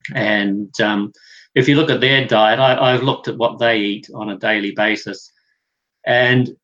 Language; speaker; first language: English; native; English